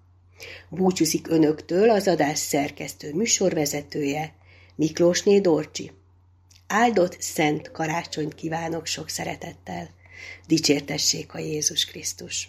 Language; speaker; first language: Hungarian; native; Hungarian